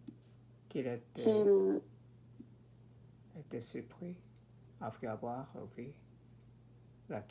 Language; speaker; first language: French; non-native, learner; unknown